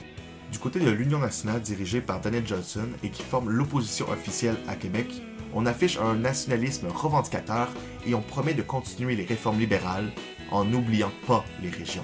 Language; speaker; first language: French; native; French